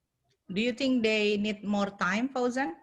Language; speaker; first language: English; non-native, fluent; Indonesian